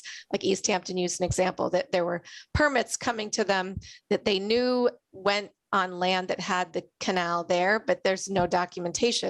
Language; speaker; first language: English; native; English